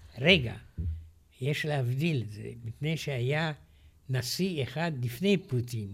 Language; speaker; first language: Hebrew; non-native, fluent; Romanian